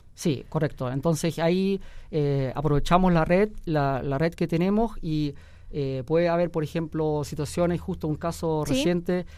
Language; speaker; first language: Spanish; early bilingual, heritage; Spanish